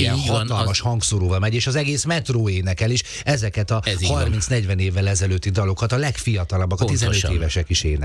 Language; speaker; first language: Hungarian; native; Hungarian